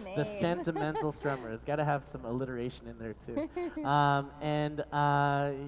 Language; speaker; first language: English; native; English